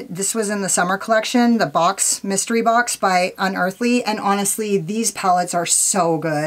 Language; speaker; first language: English; native; English